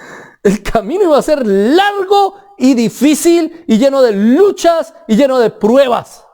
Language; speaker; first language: Spanish; native; Spanish